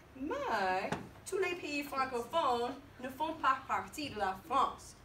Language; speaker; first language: French; non-native, fluent; English